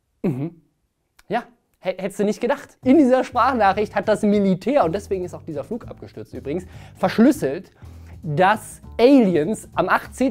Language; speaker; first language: German; native; German